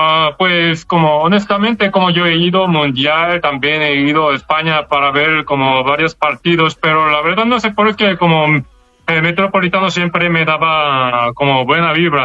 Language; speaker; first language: Spanish; non-native, learner; Korean